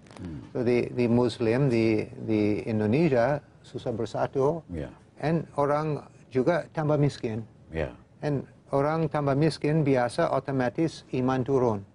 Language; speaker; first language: Indonesian; non-native, fluent; English